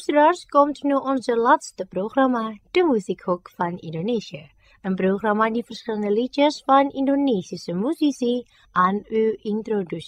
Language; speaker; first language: Dutch; non-native, fluent; Indonesian